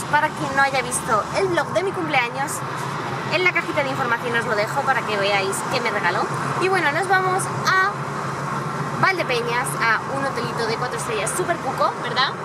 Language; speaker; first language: Spanish; native; Spanish